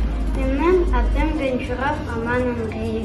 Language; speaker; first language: Kazakh; non-native, local second language; Russian